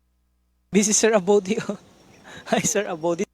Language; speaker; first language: English; non-native, local second language; Filipino